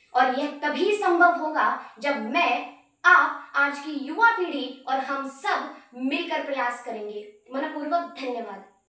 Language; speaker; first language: Hindi; non-native, local second language; Marathi